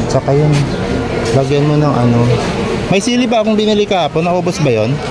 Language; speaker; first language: Filipino; native; Filipino